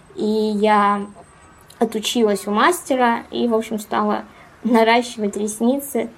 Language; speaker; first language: Russian; native; Russian